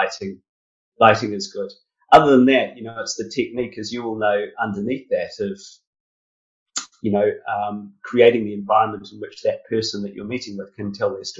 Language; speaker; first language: English; native; English